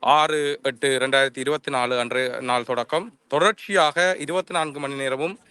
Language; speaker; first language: Tamil; native; Tamil